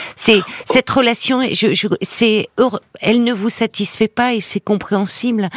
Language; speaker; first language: French; native; French